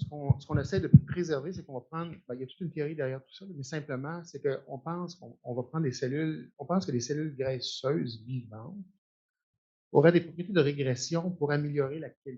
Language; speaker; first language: French; native; French